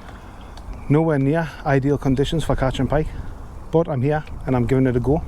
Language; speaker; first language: English; native; English